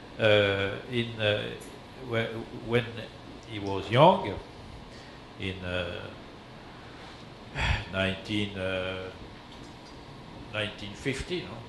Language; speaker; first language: English; non-native, learner; French